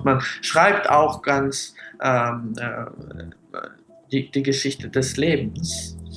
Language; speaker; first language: German; non-native, fluent; Russian